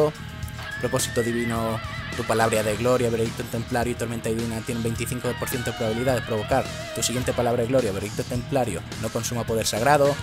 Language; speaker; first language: Spanish; native; Spanish